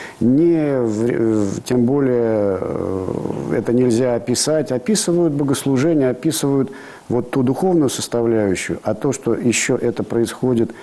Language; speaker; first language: Russian; native; Russian